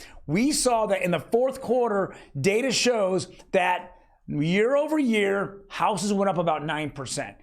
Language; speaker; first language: English; native; English